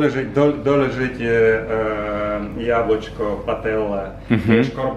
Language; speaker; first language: Polish; non-native, learner; Russian